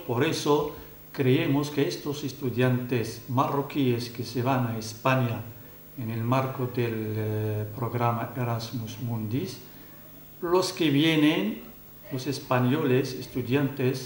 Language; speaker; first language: Spanish; non-native, fluent; Arabic